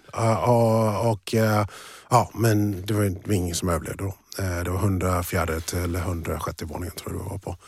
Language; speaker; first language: Swedish; early bilingual, other home language; English